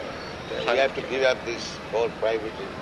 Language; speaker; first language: English; non-native, learner; Japanese